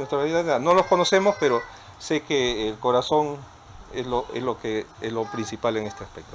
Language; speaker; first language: Spanish; native; Spanish